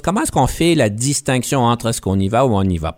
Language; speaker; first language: French; native; French